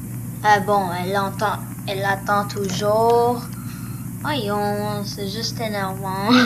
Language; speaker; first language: French; early bilingual, other home language; Korean